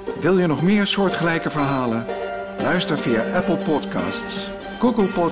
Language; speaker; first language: Dutch; native; Dutch